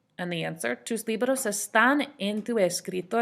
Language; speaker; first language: Spanish; non-native, fluent; English